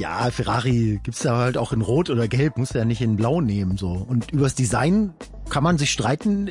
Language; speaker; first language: German; native; German